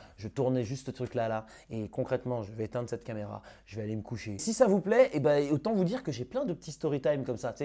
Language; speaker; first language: French; native; French